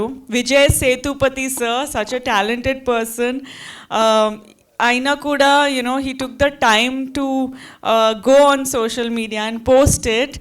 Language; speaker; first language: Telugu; non-native, fluent; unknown